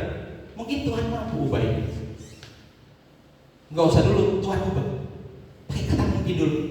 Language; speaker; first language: Indonesian; native; Indonesian